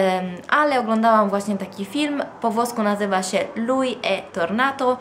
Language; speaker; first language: Polish; non-native, fluent; Italian